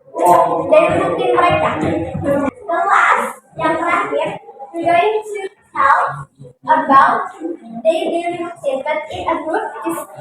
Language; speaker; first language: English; non-native, fluent; Indonesian